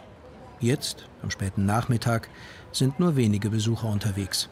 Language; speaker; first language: German; native; German